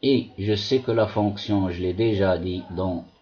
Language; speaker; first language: French; non-native, local second language; Arabic